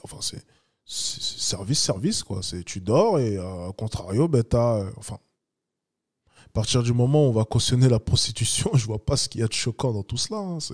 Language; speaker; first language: French; native; French